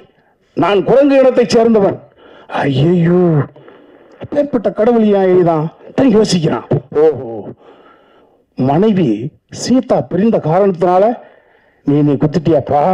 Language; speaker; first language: Tamil; native; Tamil